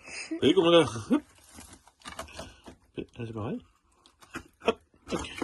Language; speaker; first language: French; native; French